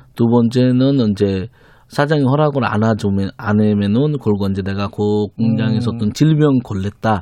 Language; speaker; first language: Korean; non-native, fluent; Bangla